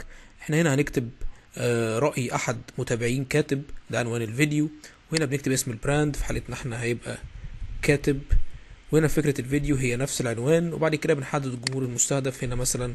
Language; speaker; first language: Arabic; native; Arabic